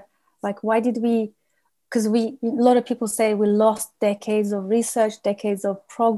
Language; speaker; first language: English; native; English